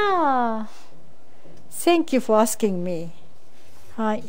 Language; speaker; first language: English; non-native, fluent; Japanese